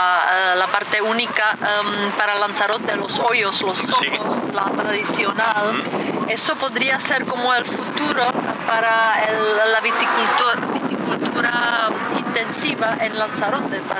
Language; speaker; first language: Spanish; non-native, fluent; Czech